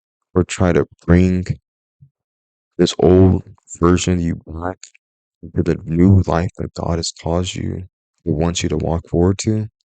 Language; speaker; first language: English; native; English